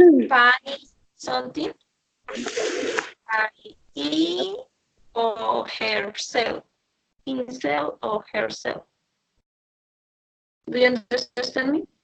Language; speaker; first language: English; non-native, learner; Spanish